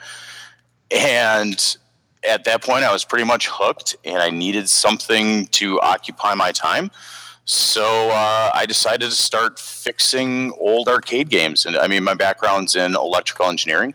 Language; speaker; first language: English; native; English